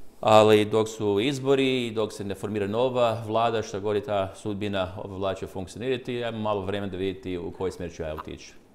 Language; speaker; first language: Croatian; early bilingual, heritage; Croatian